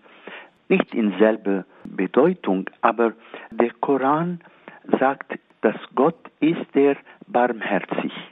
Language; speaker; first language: German; non-native, fluent; Arabic